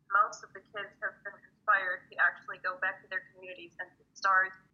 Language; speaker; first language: English; non-native, fluent; Ukrainian